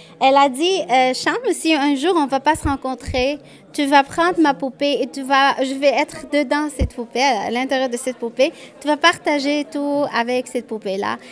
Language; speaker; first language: French; non-native, fluent; Arabic